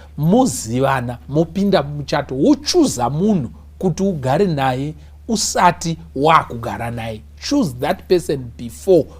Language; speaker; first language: Shona; native; Shona